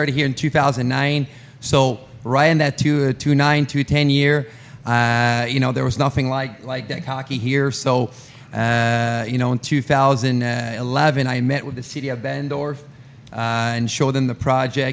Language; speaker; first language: English; non-native, fluent; French